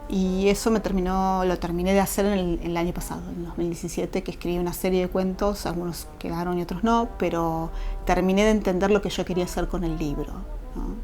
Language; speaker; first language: Spanish; native; Spanish